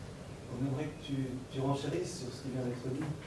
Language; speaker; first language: French; native; French